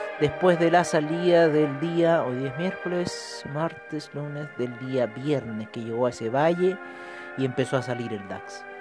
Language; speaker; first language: Spanish; native; Spanish